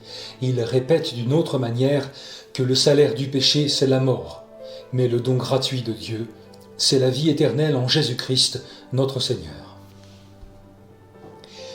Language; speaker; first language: French; native; French